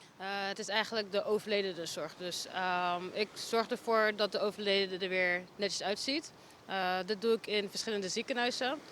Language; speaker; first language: Dutch; native; Dutch